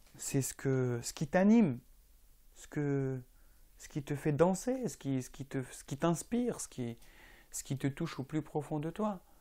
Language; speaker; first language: French; non-native, local second language; Arabic